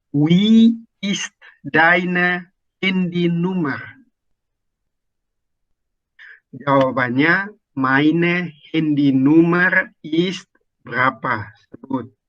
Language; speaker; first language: German; non-native, fluent; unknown